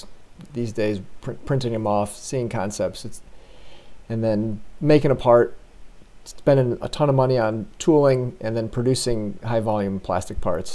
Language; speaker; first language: English; native; English